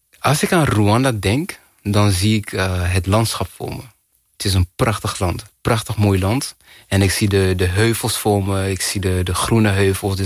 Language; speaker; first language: Dutch; early bilingual, other home language; Kinyarwanda